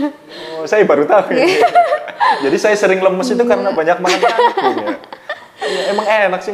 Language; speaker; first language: Indonesian; native; Indonesian